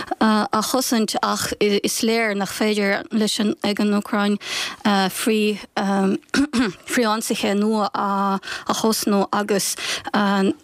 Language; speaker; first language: Irish; non-native, fluent; Ukrainian